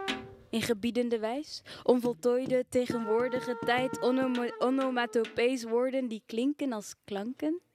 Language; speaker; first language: Dutch; early bilingual, other home language; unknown